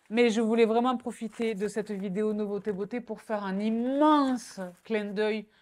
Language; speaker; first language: French; native; French